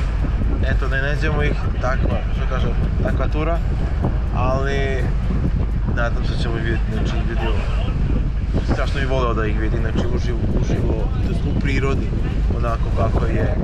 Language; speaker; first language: Bosnian; native; Bosnian